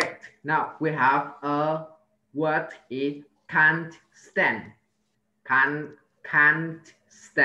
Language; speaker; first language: English; non-native, learner; Vietnamese